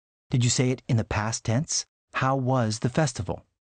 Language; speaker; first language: English; native; English